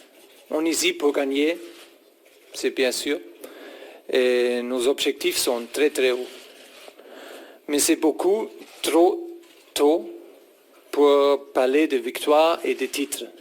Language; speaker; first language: French; non-native, fluent; German